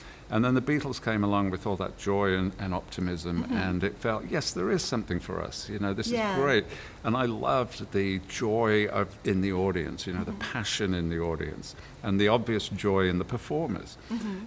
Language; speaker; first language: English; native; English